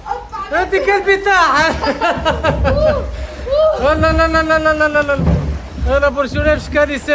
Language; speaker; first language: Arabic; native; Arabic